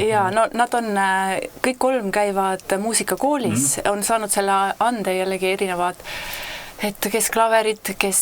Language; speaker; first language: Estonian; native; Estonian